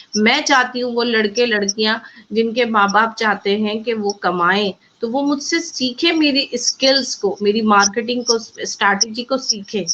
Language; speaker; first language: Urdu; native; Urdu